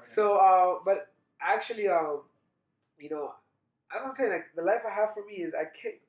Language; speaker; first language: English; early bilingual, other home language; Spanish